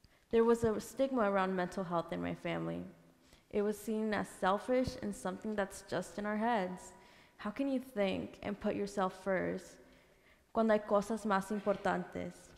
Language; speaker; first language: English; early bilingual, other home language; Spanish